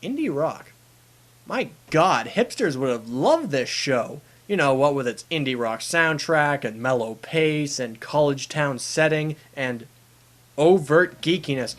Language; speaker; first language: English; native; English